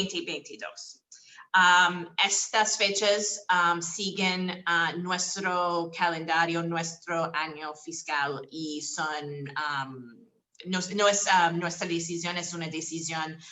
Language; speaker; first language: Spanish; non-native, fluent; English